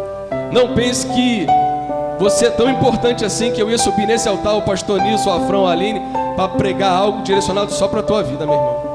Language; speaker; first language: Portuguese; native; Portuguese